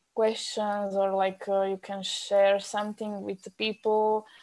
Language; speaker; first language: English; non-native, fluent; Slovak